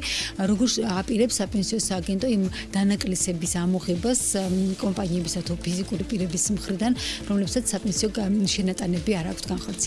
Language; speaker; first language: Georgian; native; Georgian